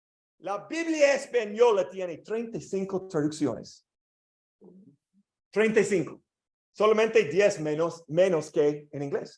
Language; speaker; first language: Spanish; non-native, learner; English